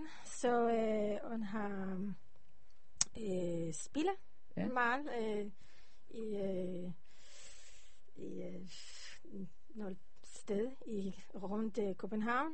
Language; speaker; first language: Danish; non-native, learner; Hebrew